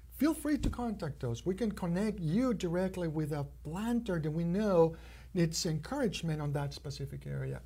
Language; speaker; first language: English; non-native, fluent; Spanish